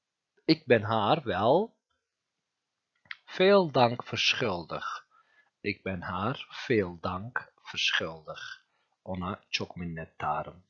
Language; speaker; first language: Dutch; non-native, fluent; Turkish